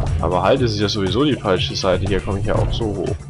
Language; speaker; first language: German; native; German